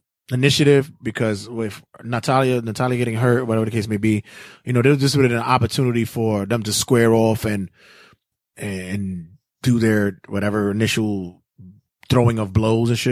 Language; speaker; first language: English; native; English